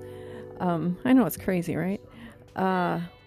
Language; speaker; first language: English; native; English